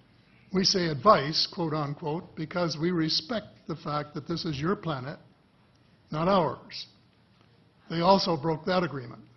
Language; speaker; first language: English; native; English